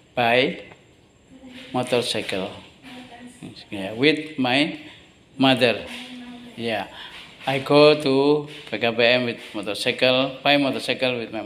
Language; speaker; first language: English; non-native, learner; Indonesian